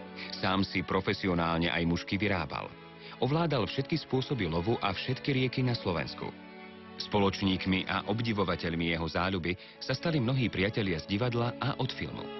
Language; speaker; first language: Slovak; native; Slovak